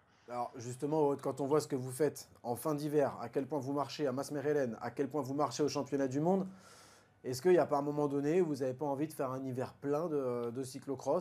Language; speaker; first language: French; native; French